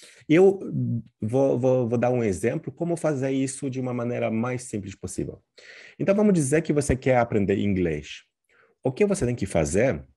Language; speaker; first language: Portuguese; non-native, fluent; Polish